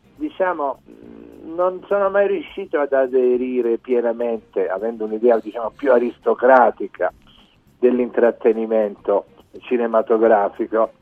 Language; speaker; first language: Italian; non-native, local second language; Sicilian